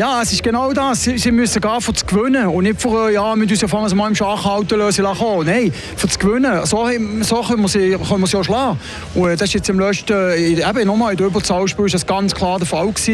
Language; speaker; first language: German; native; German